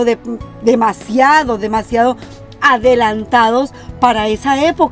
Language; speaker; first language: Spanish; native; Spanish